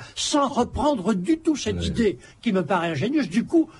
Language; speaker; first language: French; native; French